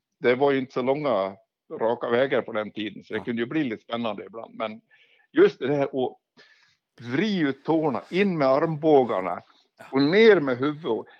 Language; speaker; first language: Swedish; native; Swedish